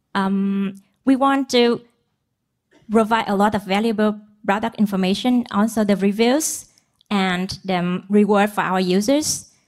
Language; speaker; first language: English; non-native, learner; Vietnamese